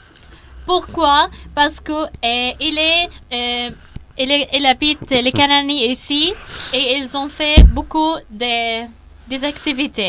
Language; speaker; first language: French; non-native, learner; Arabic